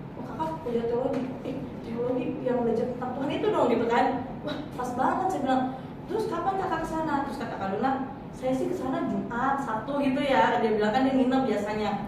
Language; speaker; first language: Indonesian; native; Indonesian